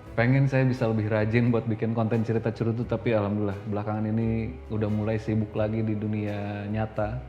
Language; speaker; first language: Indonesian; native; Indonesian